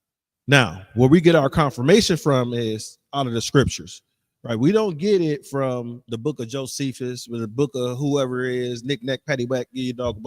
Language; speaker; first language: English; native; English